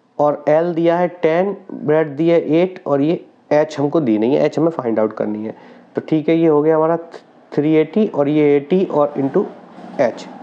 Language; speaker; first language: Hindi; native; Hindi